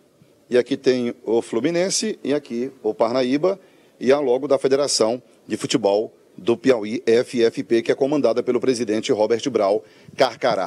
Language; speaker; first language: Portuguese; native; Portuguese